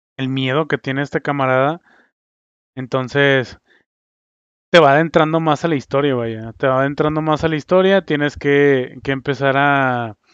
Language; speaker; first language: Spanish; native; Spanish